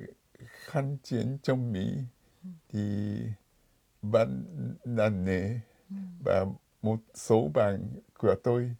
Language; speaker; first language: Vietnamese; non-native, fluent; Japanese